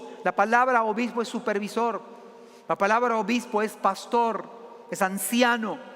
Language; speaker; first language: Spanish; native; Spanish